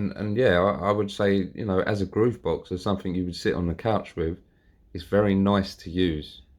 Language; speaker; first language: English; native; English